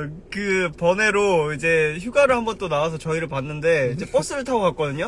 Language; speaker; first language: Korean; native; Korean